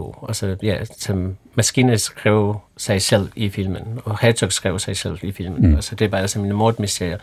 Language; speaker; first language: Danish; non-native, fluent; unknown